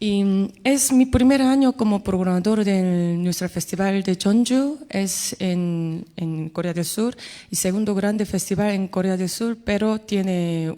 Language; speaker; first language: Spanish; non-native, learner; Korean